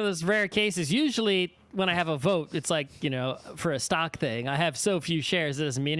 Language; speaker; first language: English; native; English